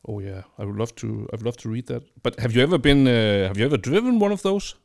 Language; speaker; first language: English; non-native, fluent; Danish